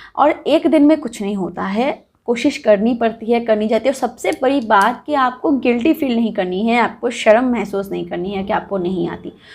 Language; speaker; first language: Hindi; non-native, local second language; Bangla